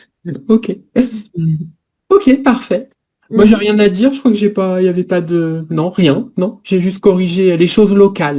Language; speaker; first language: French; native; French